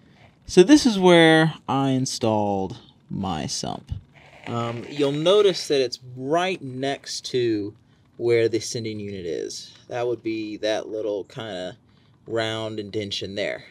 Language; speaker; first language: English; native; English